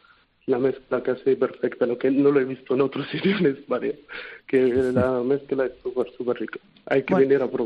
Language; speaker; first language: Spanish; non-native, fluent; Arabic